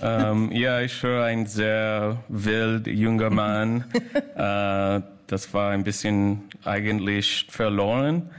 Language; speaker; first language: German; non-native, fluent; English